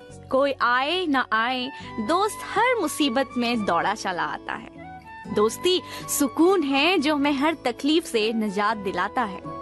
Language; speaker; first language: Hindi; native; Hindi